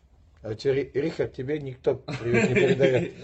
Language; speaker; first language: Russian; non-native, local second language; Latvian